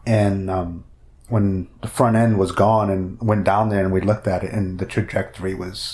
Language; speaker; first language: English; native; English